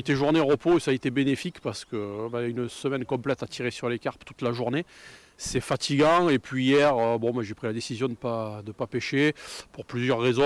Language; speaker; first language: French; native; French